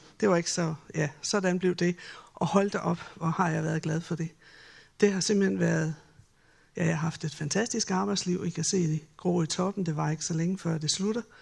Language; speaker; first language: Danish; native; Danish